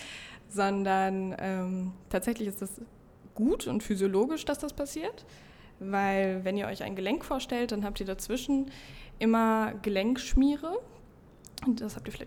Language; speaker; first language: German; native; German